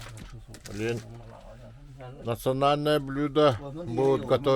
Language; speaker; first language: Russian; non-native, local second language; Yakut